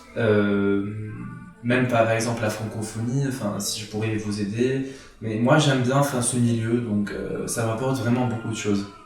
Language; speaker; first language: French; non-native, local second language; Arabic